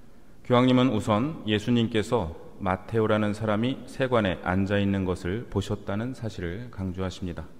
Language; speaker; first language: Korean; native; Korean